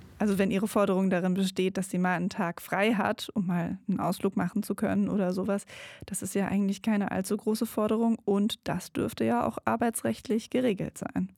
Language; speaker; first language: German; native; German